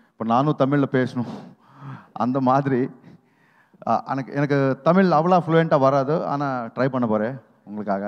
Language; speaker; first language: Tamil; non-native, learner; Telugu